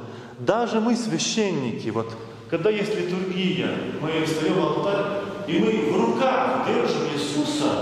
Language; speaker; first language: Russian; non-native, fluent; Lithuanian